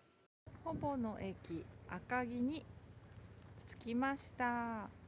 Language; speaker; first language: Japanese; native; Japanese